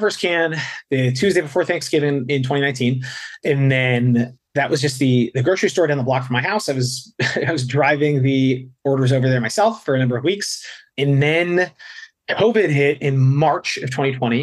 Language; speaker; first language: English; native; English